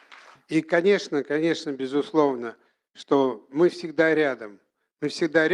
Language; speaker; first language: Russian; native; Russian